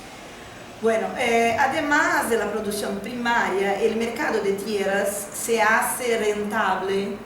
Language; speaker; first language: Spanish; non-native, fluent; Portuguese